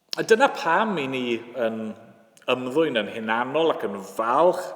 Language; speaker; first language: Welsh; native; Welsh